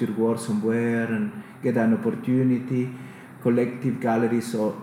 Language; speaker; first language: English; non-native, fluent; Spanish